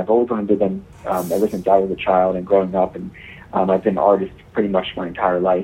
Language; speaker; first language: English; native; English